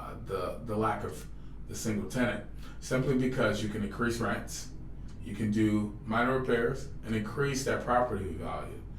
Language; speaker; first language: English; native; English